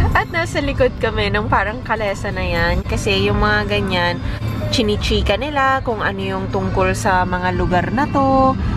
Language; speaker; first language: Filipino; non-native, local second language; Bikol